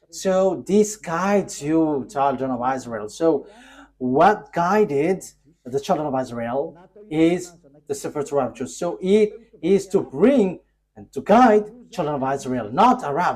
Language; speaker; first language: English; non-native, fluent; Malagasy